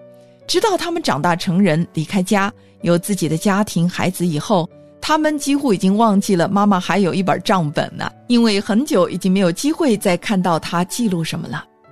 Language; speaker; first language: Chinese; native; Chinese